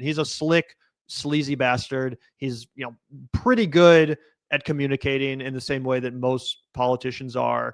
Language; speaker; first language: English; native; English